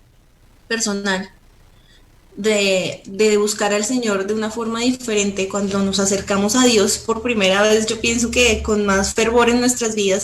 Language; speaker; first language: Spanish; native; Spanish